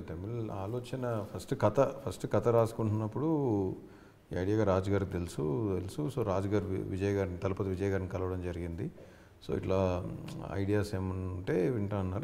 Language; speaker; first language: Telugu; native; Telugu